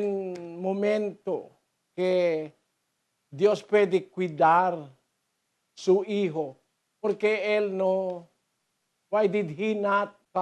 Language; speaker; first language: Spanish; non-native, learner; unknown